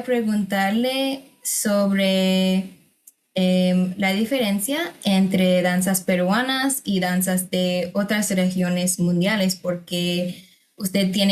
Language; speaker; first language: Spanish; non-native, fluent; English